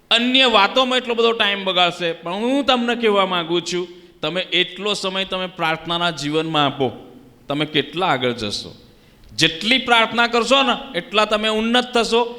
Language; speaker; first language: Gujarati; native; Gujarati